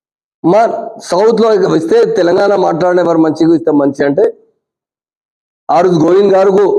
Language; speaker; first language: Telugu; non-native, local second language; Urdu